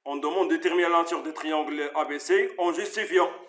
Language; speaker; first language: French; non-native, local second language; Arabic